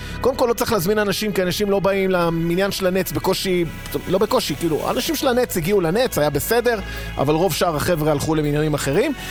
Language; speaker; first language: Hebrew; native; Hebrew